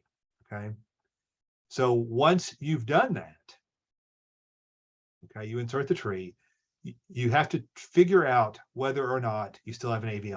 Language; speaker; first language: English; native; English